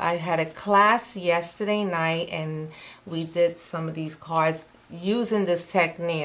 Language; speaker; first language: English; non-native, fluent; Spanish